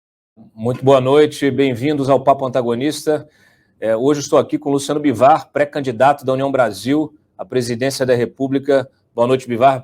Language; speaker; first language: Portuguese; native; Portuguese